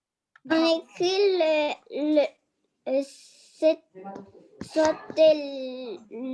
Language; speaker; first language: French; non-native, learner; Arabic